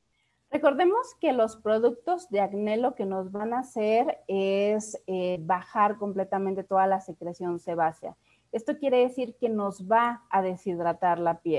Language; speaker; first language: Spanish; native; Spanish